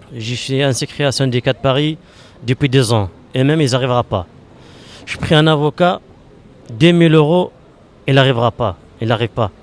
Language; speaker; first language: French; non-native, local second language; Arabic